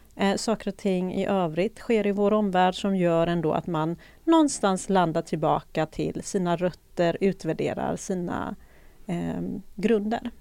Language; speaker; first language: Swedish; early bilingual, other home language; Persian